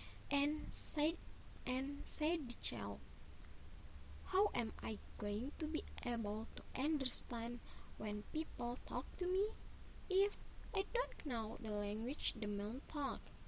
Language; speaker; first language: English; non-native, learner; Indonesian